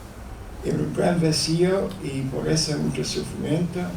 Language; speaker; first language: Spanish; non-native, fluent; English